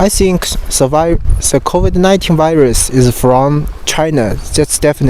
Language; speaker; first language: English; non-native, learner; Chinese